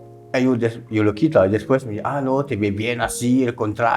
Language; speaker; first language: Spanish; non-native, learner; French